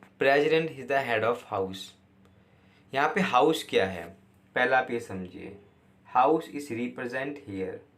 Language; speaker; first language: Hindi; native; Hindi